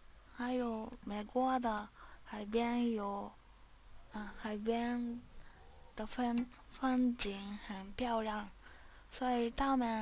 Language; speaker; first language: Chinese; non-native, learner; Japanese